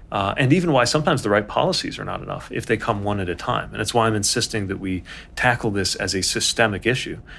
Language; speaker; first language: English; native; English